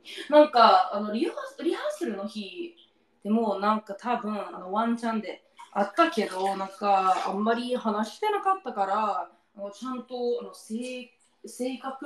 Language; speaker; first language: Japanese; non-native, learner; English